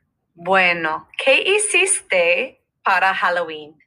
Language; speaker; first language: Spanish; non-native, fluent; English